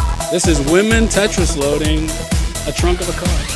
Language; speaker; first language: English; early bilingual, other home language; Spanish